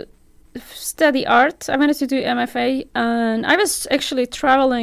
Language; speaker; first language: English; non-native, fluent; Turkish